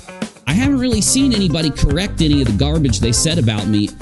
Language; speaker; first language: English; native; English